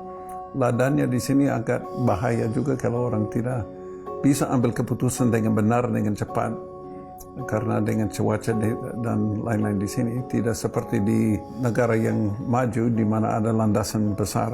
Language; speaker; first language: Indonesian; non-native, fluent; English